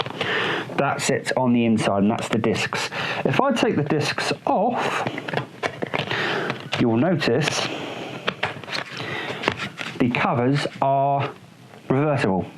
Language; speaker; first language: English; native; English